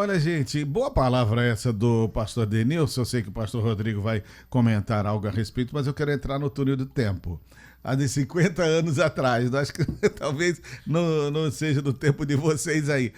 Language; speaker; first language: Portuguese; native; Portuguese